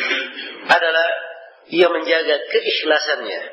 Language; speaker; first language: Indonesian; native; Indonesian